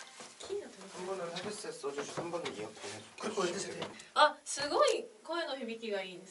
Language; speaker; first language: Japanese; native; Japanese